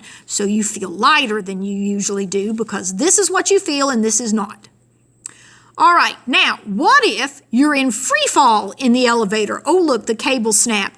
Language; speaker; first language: English; native; English